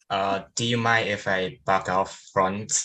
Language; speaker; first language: English; non-native, learner; Thai